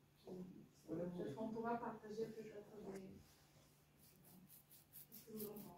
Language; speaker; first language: French; non-native, fluent; Bulgarian